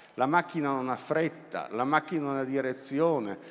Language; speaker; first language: Italian; native; Italian